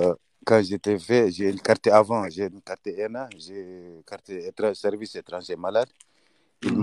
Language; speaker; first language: French; non-native, learner; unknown